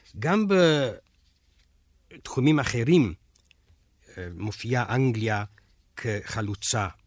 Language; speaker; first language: Hebrew; non-native, fluent; Romanian